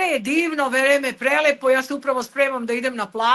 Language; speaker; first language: Bosnian; native; Bosnian